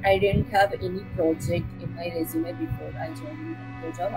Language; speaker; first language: English; non-native, local second language; Bangla